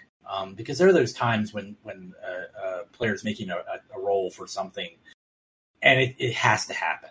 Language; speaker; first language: English; native; English